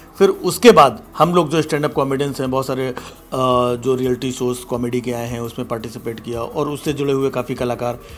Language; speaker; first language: Hindi; native; Hindi